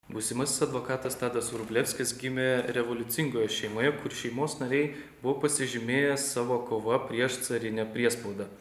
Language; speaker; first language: Lithuanian; native; Lithuanian